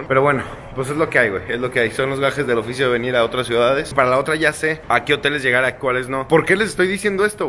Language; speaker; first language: Spanish; native; Spanish